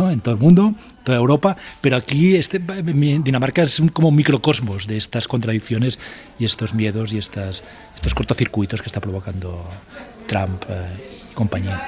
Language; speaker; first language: Spanish; native; Spanish